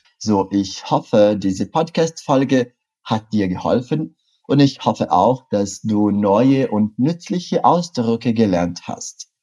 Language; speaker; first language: German; non-native, fluent; Portuguese